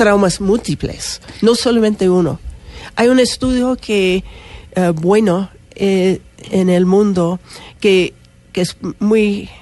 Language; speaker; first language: Spanish; non-native, learner; English